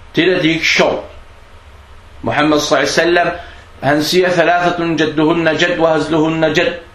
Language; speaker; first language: Danish; non-native, fluent; Arabic